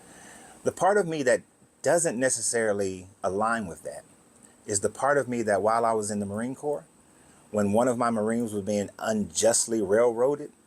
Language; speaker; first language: English; native; English